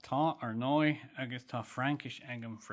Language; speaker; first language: Irish; non-native, learner; German